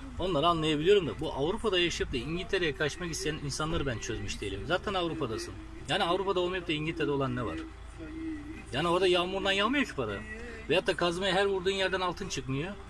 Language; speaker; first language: Turkish; native; Turkish